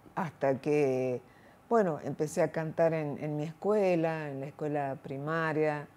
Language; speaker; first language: Spanish; native; Spanish